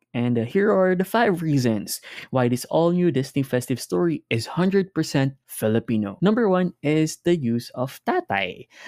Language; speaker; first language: English; non-native, local second language; Filipino